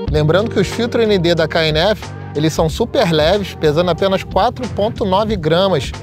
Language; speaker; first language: Portuguese; native; Portuguese